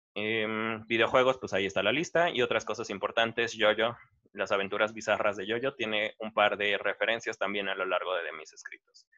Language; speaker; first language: Spanish; native; Spanish